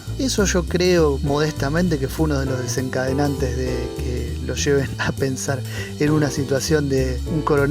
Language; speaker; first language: Spanish; native; Spanish